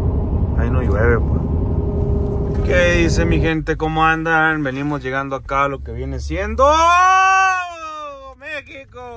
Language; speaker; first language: Spanish; native; Spanish